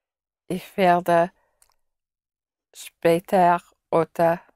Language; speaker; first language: German; non-native, learner; English